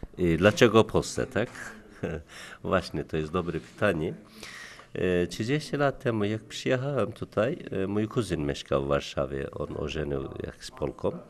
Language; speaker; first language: Polish; non-native, learner; Turkish